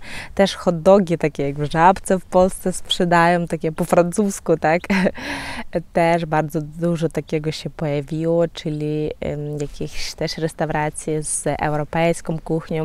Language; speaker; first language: Polish; non-native, fluent; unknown